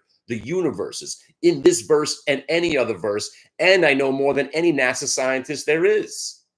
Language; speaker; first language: English; native; English